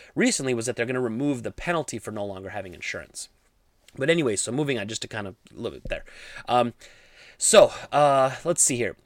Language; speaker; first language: English; native; English